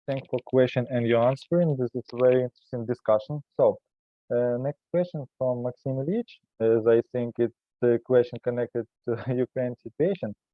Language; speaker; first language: English; non-native, learner; Ukrainian